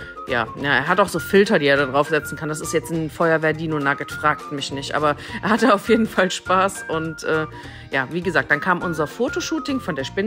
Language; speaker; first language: German; native; German